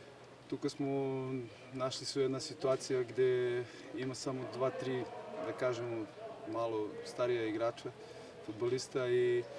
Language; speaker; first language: Bulgarian; non-native, learner; Serbian